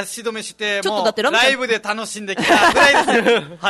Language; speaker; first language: Japanese; non-native, fluent; Nepali